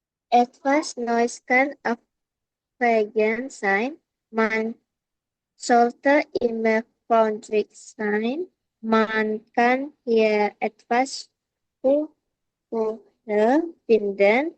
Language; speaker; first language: German; non-native, learner; Indonesian